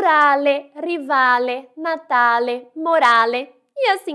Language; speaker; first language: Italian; non-native, fluent; Portuguese